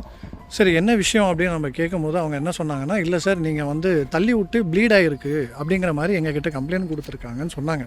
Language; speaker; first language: Tamil; native; Tamil